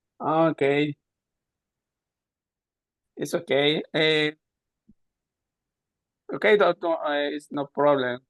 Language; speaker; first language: English; non-native, learner; Spanish